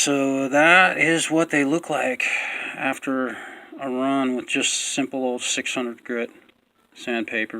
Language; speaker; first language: English; native; English